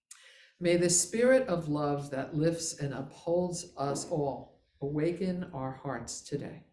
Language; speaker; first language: English; native; English